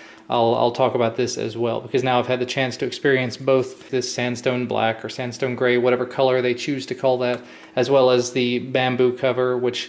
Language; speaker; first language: English; native; English